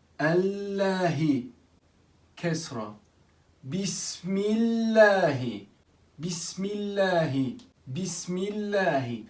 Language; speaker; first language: Turkish; non-native, fluent; Arabic